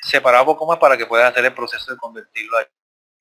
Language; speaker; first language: Spanish; native; Spanish